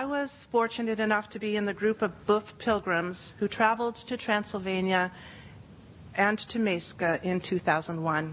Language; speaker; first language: English; native; English